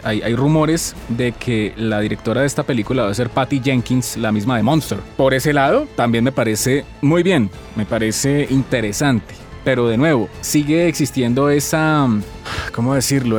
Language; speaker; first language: Spanish; native; Spanish